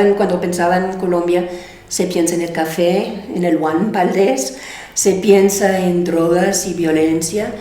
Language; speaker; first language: Spanish; non-native, fluent; English